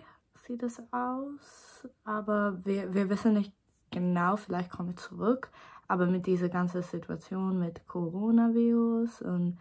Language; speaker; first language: German; non-native, learner; Swedish